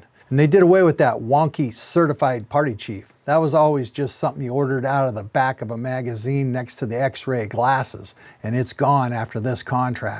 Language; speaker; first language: English; native; English